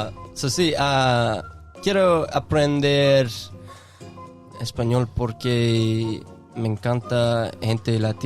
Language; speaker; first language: Spanish; non-native, learner; English